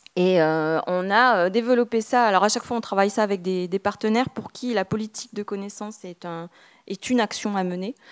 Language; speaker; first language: French; native; French